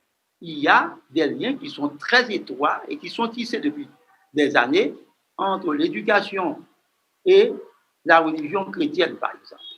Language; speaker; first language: French; non-native, local second language; Haitian Creole